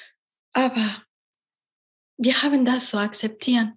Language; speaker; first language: German; non-native, fluent; Spanish